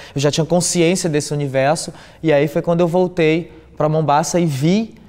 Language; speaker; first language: Portuguese; native; Portuguese